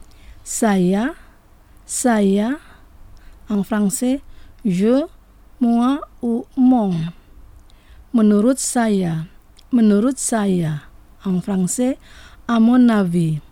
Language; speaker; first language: French; non-native, fluent; Indonesian